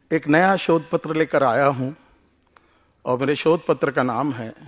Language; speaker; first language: Hindi; non-native, local second language; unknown